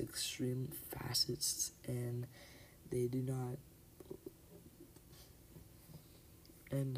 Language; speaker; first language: English; native; English